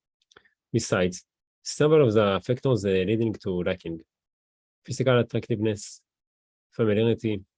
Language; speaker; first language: English; non-native, learner; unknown